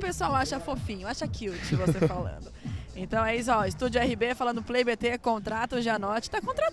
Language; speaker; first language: Portuguese; native; Portuguese